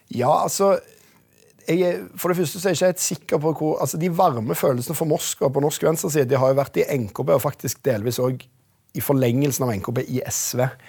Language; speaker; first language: Norwegian; native; Norwegian